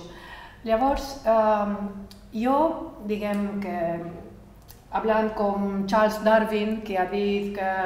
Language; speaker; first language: Catalan; non-native, fluent; Romanian